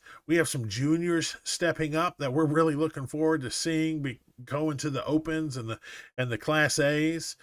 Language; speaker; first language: English; native; English